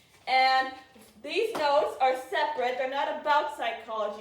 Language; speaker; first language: English; native; English